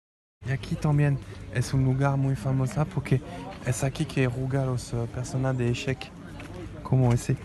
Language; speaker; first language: Spanish; non-native, learner; French